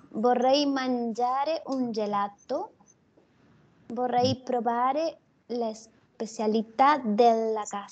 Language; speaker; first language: Italian; non-native, learner; Spanish